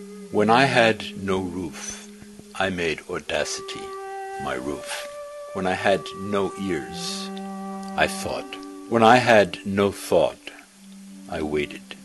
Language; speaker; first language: English; native; English